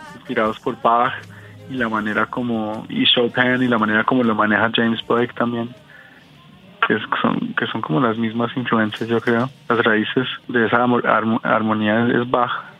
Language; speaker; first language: Spanish; early bilingual, heritage; Spanish